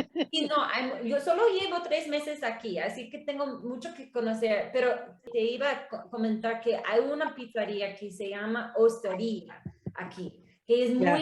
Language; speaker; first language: Spanish; non-native, learner; English